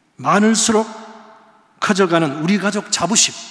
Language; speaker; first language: Korean; native; Korean